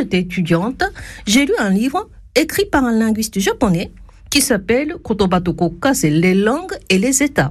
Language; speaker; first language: French; non-native, fluent; Japanese